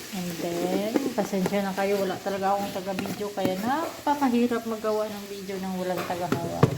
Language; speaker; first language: Filipino; native; Filipino